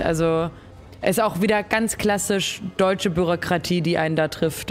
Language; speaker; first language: German; native; German